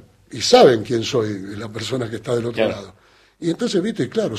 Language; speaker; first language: Spanish; native; Spanish